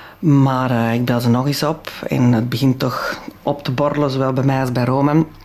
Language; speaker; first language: Dutch; non-native, local second language; French